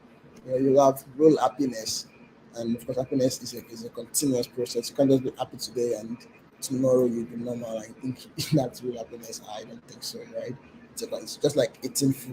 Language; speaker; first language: English; non-native, local second language; Yoruba